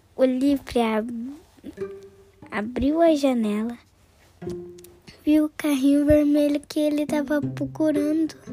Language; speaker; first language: Portuguese; early bilingual, heritage; Portuguese